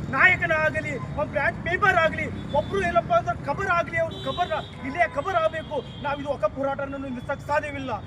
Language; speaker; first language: Kannada; non-native, local second language; Urdu